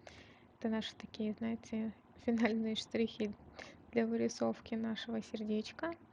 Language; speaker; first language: Russian; native; Russian